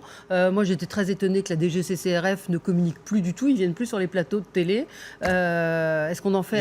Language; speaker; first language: French; native; French